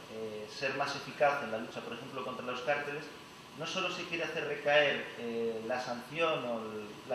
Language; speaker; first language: Spanish; native; Spanish